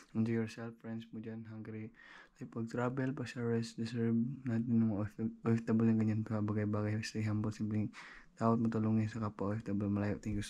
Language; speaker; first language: Filipino; native; Filipino